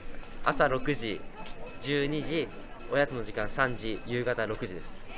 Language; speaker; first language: Japanese; native; Japanese